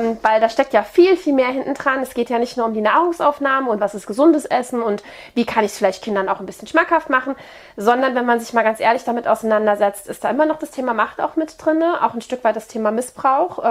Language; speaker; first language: German; native; German